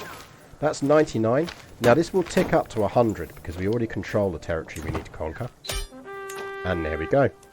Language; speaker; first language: English; native; English